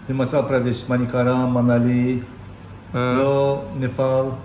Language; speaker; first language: Hindi; non-native, learner; Azerbaijani